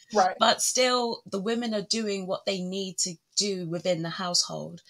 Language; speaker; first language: English; early bilingual, other home language; Yoruba